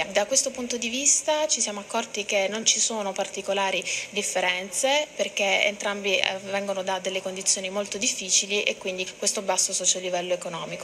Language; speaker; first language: Italian; native; Italian